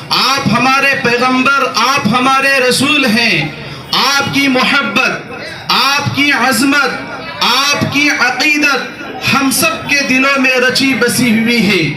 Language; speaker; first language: Urdu; native; Urdu